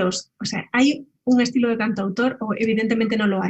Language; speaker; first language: Spanish; native; Spanish